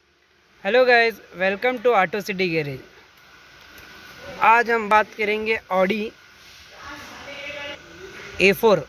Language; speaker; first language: Hindi; native; Hindi